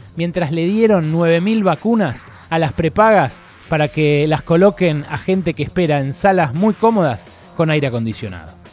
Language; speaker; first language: Spanish; native; Spanish